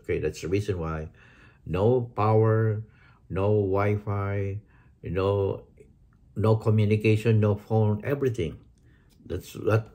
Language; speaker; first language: English; non-native, local second language; Filipino